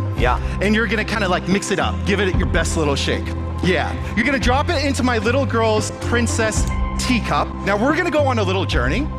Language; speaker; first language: English; native; English